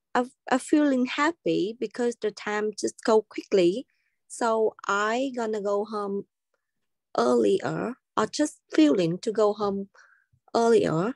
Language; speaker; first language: English; non-native, learner; Vietnamese